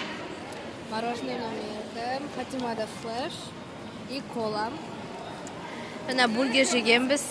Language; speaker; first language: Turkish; non-native, learner; Kazakh